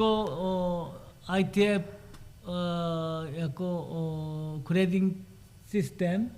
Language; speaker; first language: Czech; non-native, learner; Korean